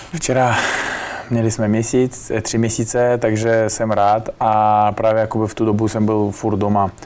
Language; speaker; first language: Czech; non-native, fluent; Uzbek